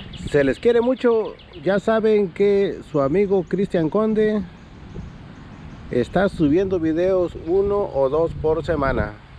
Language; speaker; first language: Spanish; native; Spanish